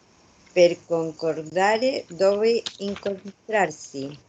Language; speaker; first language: Italian; non-native, learner; Spanish